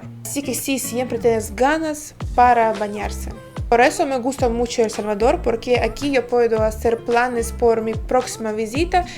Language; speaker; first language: Spanish; non-native, fluent; Ukrainian